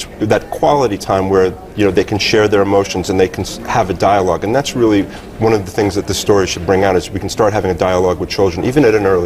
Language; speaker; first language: English; native; English